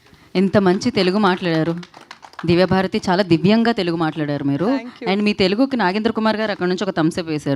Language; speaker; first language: Telugu; native; Telugu